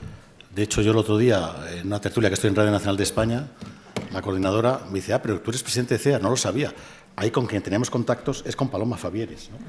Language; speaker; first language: Spanish; native; Spanish